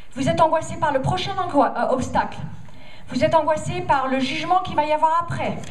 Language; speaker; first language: French; non-native, fluent; English